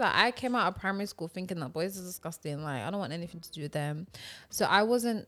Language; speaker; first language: English; native; English